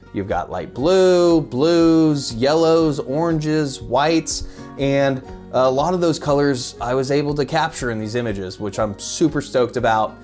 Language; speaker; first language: English; native; English